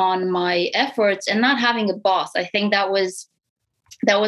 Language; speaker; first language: English; non-native, fluent; Romanian